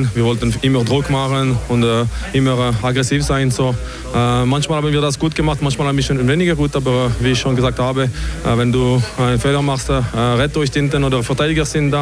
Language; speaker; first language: German; non-native, local second language; French